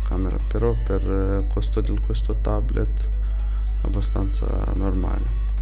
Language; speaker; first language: Italian; non-native, fluent; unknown